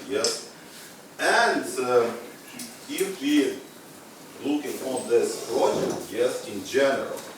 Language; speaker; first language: English; non-native, learner; Ukrainian